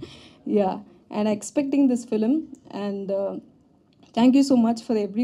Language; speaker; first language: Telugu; non-native, learner; Tamil